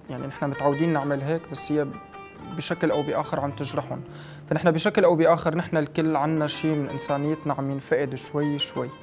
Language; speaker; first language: Arabic; native; Arabic